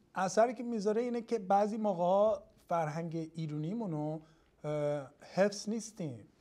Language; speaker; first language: Persian; early bilingual, other home language; English